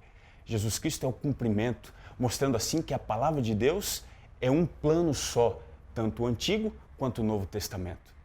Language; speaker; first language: Portuguese; native; Portuguese